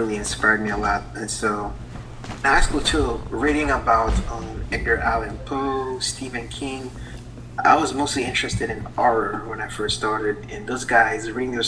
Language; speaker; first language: English; non-native, fluent; Haitian Creole